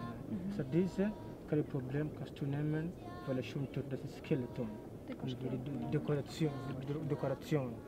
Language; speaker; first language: German; non-native, learner; Swahili